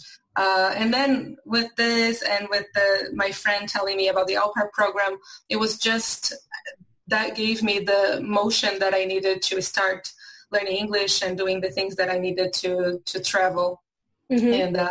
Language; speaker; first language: English; non-native, fluent; Portuguese